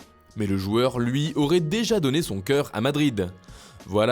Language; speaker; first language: French; native; French